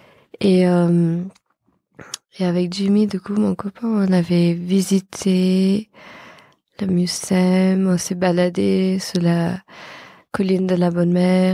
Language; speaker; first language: French; non-native, fluent; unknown